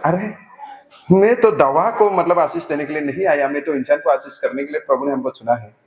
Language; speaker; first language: Hindi; non-native, local second language; Assamese